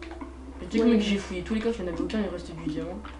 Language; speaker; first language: French; native; French